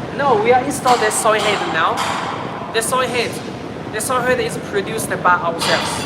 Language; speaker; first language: English; non-native, learner; Chinese